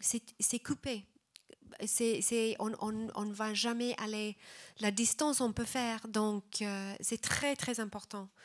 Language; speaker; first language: French; non-native, fluent; English